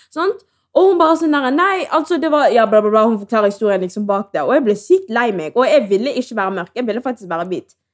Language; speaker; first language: Norwegian; early bilingual, other home language; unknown